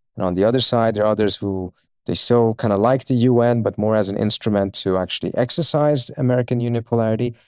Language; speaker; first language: English; early bilingual, other home language; Persian